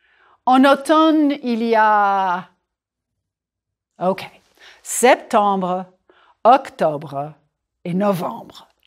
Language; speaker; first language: French; non-native, fluent; English